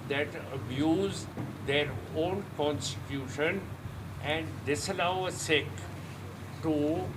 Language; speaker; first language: English; non-native, local second language; Punjabi